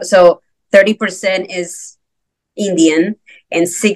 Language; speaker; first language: English; non-native, fluent; Spanish